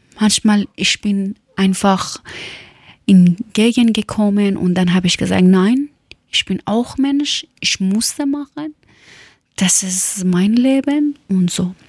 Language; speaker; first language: German; non-native, learner; Persian